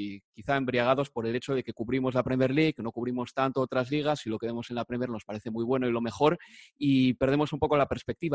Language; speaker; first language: Spanish; native; Spanish